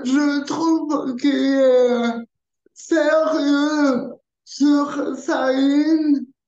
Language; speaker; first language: French; early bilingual, other home language; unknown